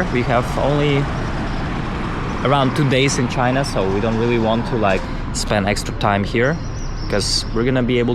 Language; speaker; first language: English; non-native, fluent; Russian